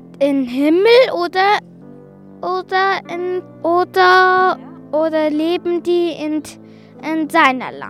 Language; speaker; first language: German; non-native, local second language; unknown